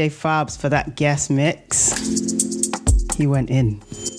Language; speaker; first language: English; native; English